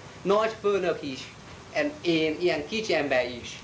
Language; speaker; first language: Hungarian; non-native, learner; Chinese